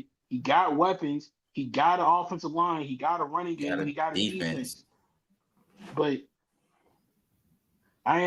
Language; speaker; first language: English; native; English